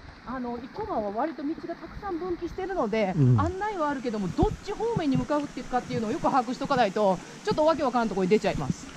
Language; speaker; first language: Japanese; native; Japanese